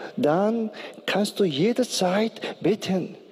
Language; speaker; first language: German; non-native, learner; Korean